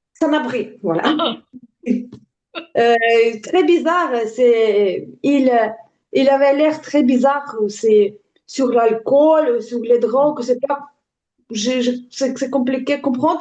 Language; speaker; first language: French; non-native, learner; Ukrainian